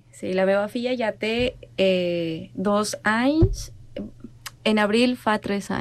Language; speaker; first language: Catalan; non-native, learner; Spanish